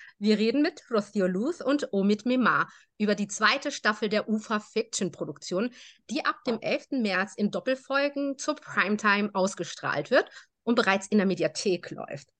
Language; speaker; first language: German; native; German